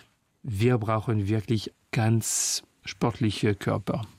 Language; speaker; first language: German; non-native, fluent; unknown